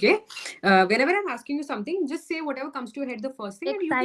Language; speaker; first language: English; non-native, local second language; Hindi